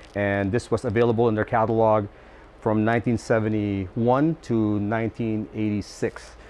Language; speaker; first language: English; non-native, local second language; Filipino